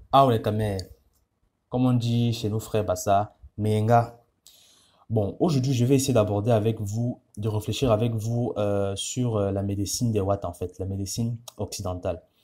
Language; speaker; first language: French; non-native, local second language; Ghomala